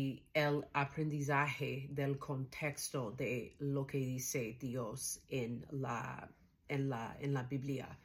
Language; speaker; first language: Spanish; non-native, learner; English